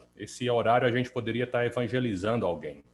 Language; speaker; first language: Portuguese; native; Portuguese